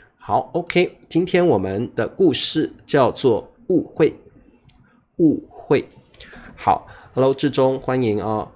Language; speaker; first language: Chinese; native; Chinese